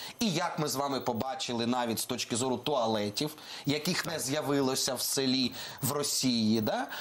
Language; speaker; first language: Ukrainian; non-native, local second language; Russian